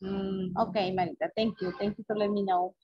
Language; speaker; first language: English; non-native, fluent; Spanish